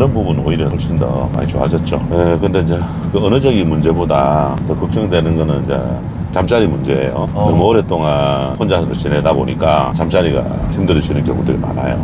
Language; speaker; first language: Korean; native; Korean